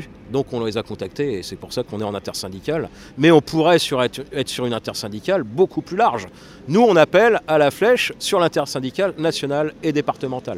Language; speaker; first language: French; native; French